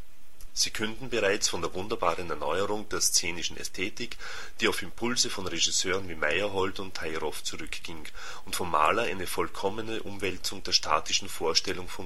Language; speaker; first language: German; native; German